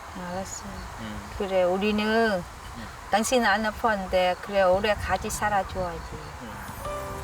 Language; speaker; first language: Korean; non-native, learner; Vietnamese